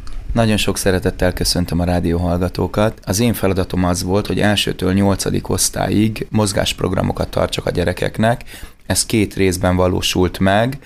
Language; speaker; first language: Hungarian; native; Hungarian